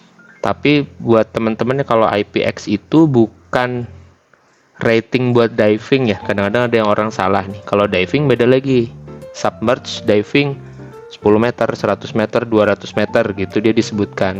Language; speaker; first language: Indonesian; native; Indonesian